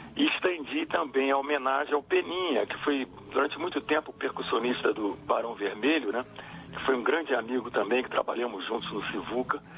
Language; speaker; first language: Portuguese; native; Portuguese